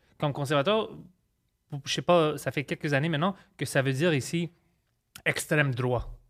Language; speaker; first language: French; early bilingual, other home language; Greek